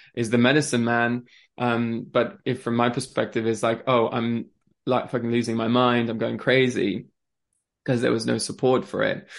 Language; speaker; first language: English; early bilingual, other home language; French